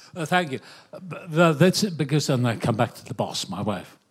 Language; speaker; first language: English; native; English